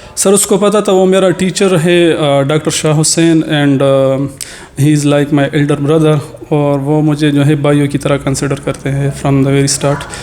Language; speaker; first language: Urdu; non-native, local second language; Pashto